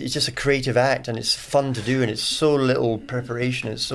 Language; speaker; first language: English; native; English